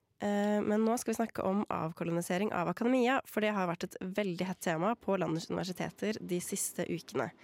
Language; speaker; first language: Norwegian; native; Norwegian